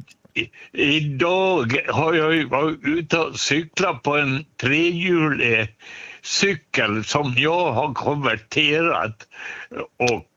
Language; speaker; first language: Swedish; native; Swedish